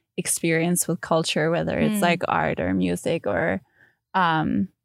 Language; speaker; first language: English; non-native, fluent; Danish